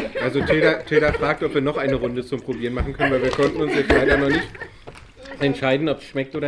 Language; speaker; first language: German; native; German